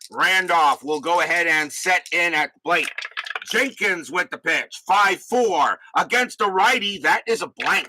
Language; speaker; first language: English; native; English